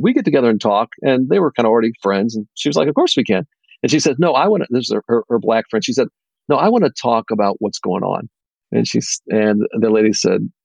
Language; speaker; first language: English; native; English